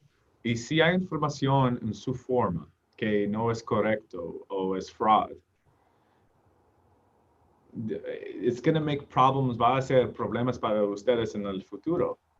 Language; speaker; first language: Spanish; non-native, learner; English